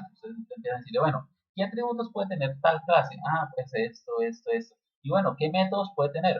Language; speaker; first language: Spanish; native; Spanish